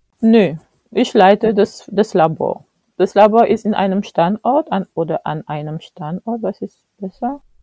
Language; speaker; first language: German; non-native, fluent; French